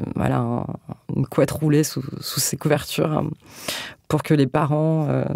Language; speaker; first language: French; native; French